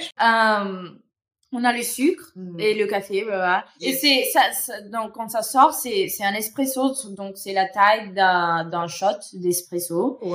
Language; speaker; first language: French; non-native, fluent; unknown